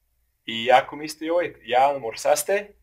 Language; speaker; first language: Spanish; non-native, fluent; English